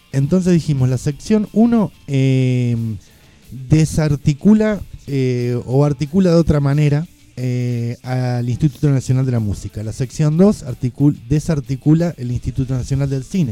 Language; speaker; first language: Spanish; native; Spanish